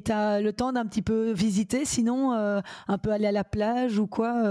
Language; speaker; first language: French; native; French